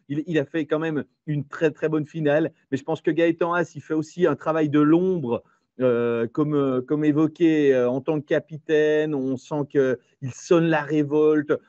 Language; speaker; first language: French; native; French